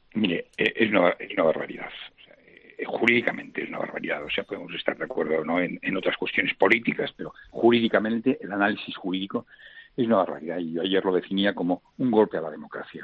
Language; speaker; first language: Spanish; non-native, local second language; Catalan